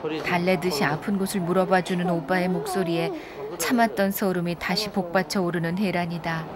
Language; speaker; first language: Korean; native; Korean